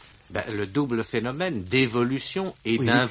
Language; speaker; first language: French; native; French